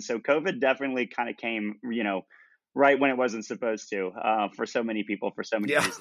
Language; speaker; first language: English; native; English